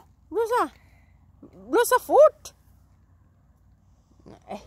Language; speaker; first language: Swedish; non-native, learner; Cebuano